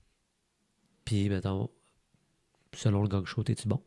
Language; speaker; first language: French; native; French